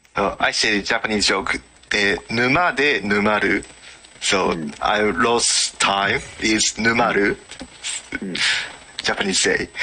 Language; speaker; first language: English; non-native, learner; Japanese